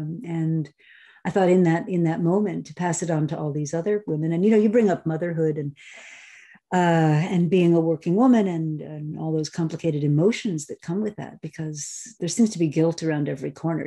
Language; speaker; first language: English; native; English